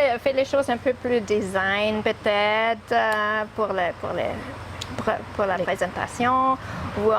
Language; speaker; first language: French; non-native, learner; English